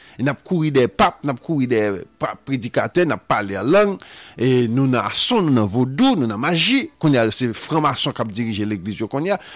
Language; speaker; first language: French; non-native, local second language; Haitian Creole